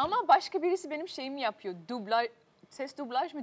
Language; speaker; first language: Turkish; early bilingual, heritage; Turkish